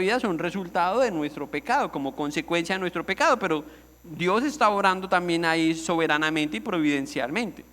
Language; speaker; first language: Spanish; native; Spanish